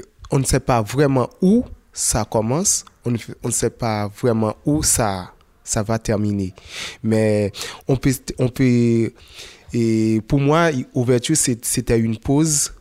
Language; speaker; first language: French; non-native, local second language; Haitian Creole